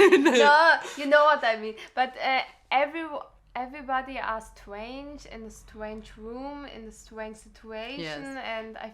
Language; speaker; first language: English; non-native, learner; German